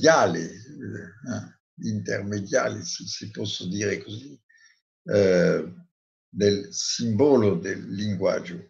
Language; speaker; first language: Italian; non-native, fluent; French